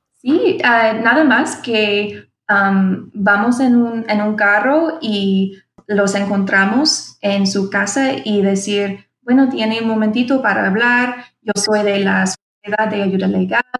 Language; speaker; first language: Spanish; non-native, fluent; English